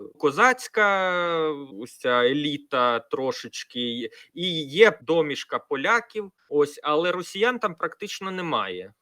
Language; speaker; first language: Ukrainian; non-native, local second language; Russian